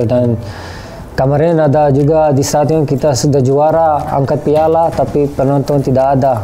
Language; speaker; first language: Indonesian; non-native, learner; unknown